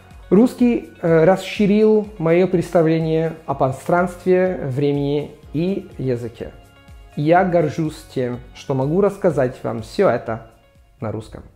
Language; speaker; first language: Russian; non-native, fluent; Italian